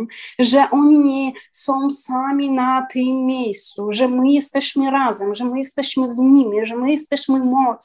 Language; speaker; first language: Polish; non-native, learner; Ukrainian